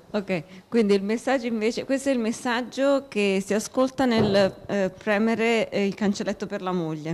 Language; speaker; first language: Italian; native; Italian